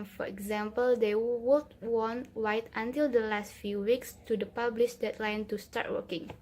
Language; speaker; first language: English; non-native, learner; Indonesian